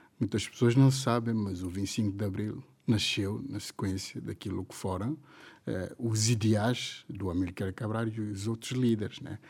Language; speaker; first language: Portuguese; non-native, local second language; Upper Guinea Crioulo